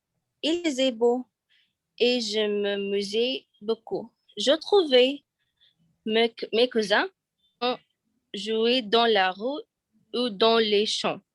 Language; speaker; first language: French; non-native, learner; Arabic